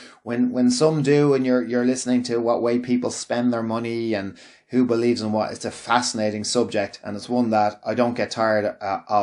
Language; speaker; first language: English; native; English